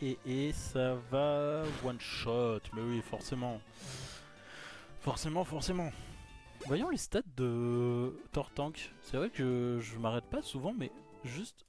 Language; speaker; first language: French; native; French